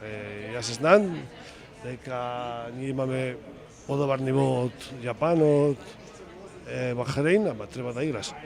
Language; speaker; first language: Macedonian; non-native, fluent; Spanish